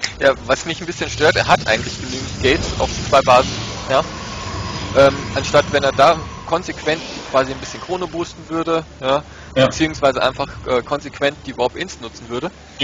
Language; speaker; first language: German; native; German